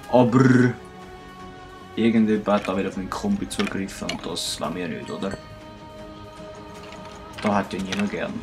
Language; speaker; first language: German; native; German